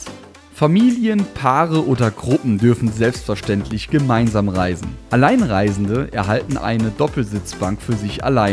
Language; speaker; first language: German; native; German